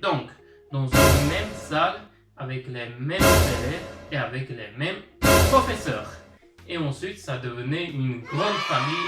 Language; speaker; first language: French; early bilingual, other home language; Armenian